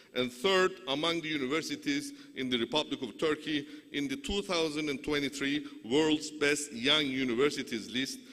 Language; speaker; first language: English; non-native, fluent; Turkish